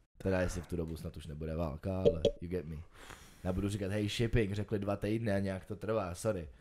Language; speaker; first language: Czech; early bilingual, other home language; Ukrainian